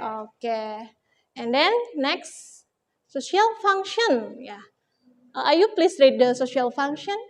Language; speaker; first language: English; non-native, learner; Indonesian